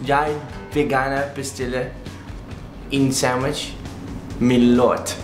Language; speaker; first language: Danish; non-native, learner; English